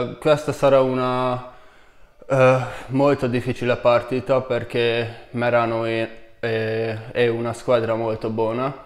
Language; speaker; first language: Italian; non-native, learner; Hungarian